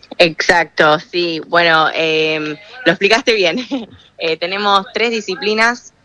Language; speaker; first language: Spanish; early bilingual, other home language; English